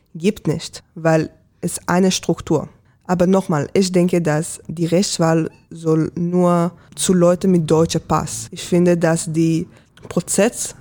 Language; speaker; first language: German; non-native, fluent; Hebrew